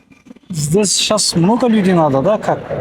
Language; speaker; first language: Russian; non-native, local second language; Kyrgyz